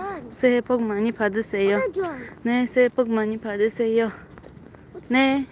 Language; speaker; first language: Korean; non-native, learner; Tajik